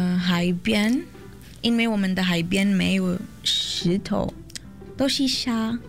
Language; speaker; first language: Chinese; non-native, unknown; Portuguese